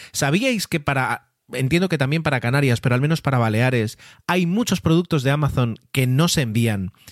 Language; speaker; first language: Spanish; native; Spanish